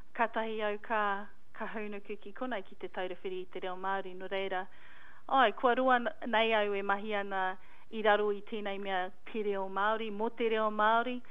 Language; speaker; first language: Māori; non-native, local second language; English